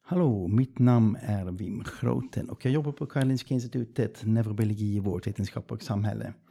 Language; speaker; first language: Swedish; non-native, fluent; Dutch